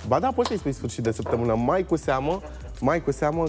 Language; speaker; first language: Romanian; native; Romanian